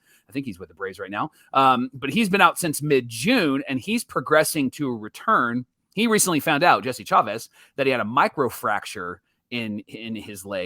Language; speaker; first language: English; native; English